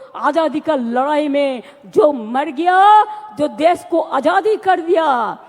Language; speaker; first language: Hindi; non-native, local second language; Bangla